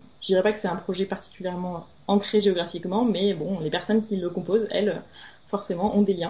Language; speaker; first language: French; native; French